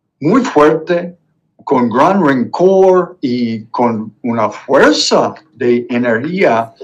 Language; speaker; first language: Spanish; non-native, fluent; English